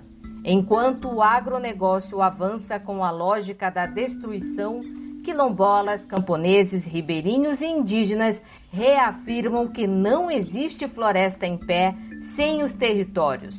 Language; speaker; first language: Portuguese; native; Portuguese